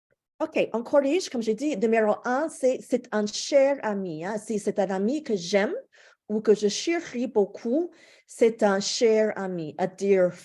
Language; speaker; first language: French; non-native, fluent; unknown